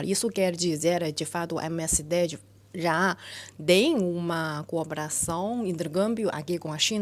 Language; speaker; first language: Portuguese; non-native, fluent; Chinese